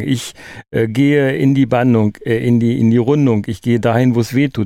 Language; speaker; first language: German; native; German